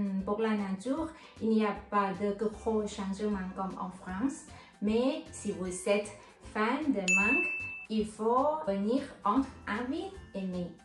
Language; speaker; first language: French; non-native, fluent; Thai